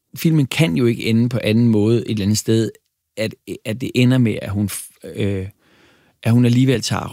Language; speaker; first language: Danish; native; Danish